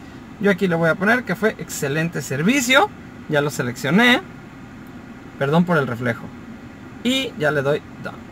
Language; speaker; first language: Spanish; native; Spanish